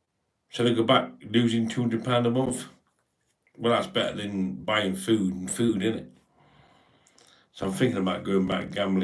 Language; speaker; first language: English; native; English